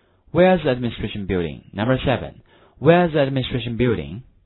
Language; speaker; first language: English; non-native, fluent; Chinese